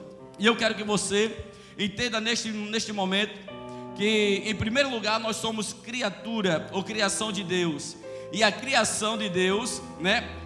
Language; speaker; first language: Portuguese; native; Portuguese